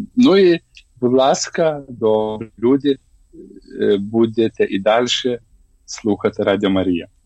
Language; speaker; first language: Ukrainian; non-native, learner; Lithuanian